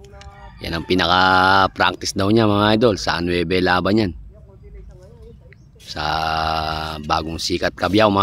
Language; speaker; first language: Filipino; native; Filipino